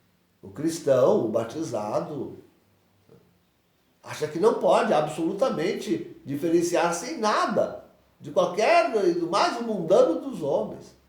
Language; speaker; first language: Portuguese; native; Portuguese